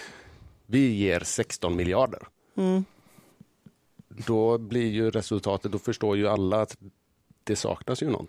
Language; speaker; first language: Swedish; native; Swedish